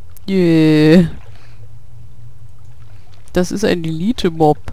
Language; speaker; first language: German; native; German